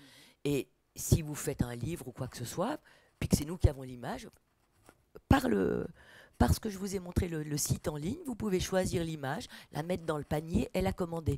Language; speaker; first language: French; native; French